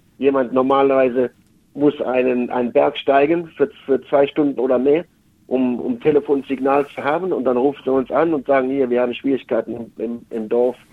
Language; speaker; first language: German; native; German